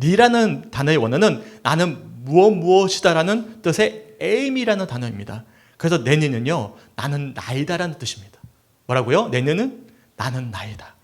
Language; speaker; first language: Korean; native; Korean